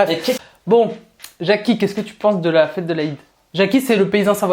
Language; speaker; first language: French; native; French